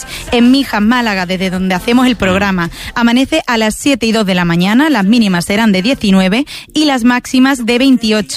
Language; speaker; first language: Spanish; native; Spanish